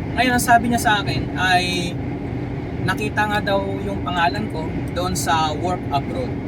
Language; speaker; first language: Filipino; non-native, local second language; Cebuano